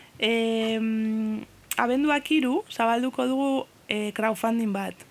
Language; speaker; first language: Basque; non-native, fluent; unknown